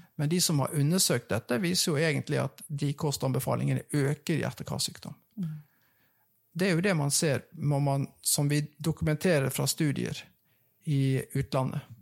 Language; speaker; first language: Norwegian; native; Norwegian